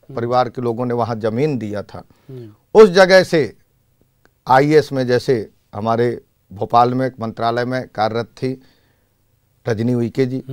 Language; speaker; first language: Hindi; native; Hindi